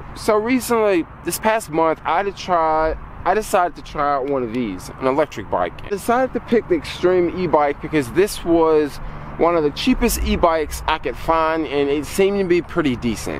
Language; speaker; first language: English; native; English